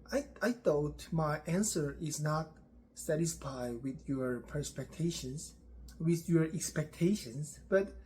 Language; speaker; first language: English; non-native, learner; Korean